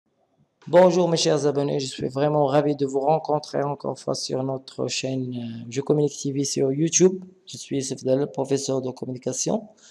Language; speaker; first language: French; non-native, local second language; Arabic